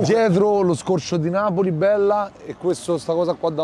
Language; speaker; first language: Italian; native; Italian